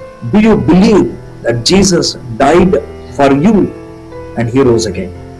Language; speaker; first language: English; non-native, local second language; Telugu